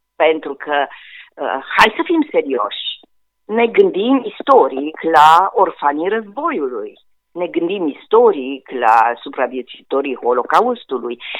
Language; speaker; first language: Romanian; native; Romanian